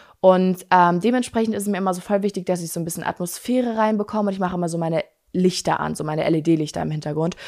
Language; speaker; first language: German; native; German